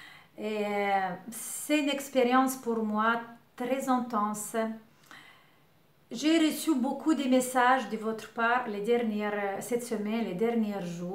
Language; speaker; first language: French; non-native, learner; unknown